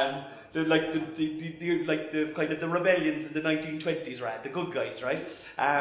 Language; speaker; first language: English; native; English